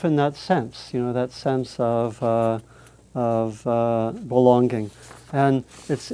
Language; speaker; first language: English; native; English